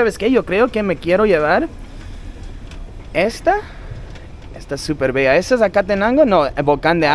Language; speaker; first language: Spanish; non-native, fluent; English